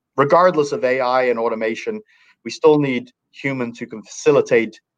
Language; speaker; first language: English; native; English